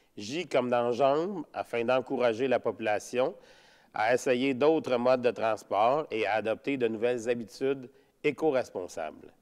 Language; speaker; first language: French; native; French